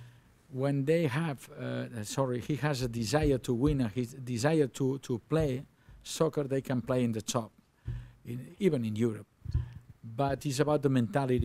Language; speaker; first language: English; non-native, learner; Catalan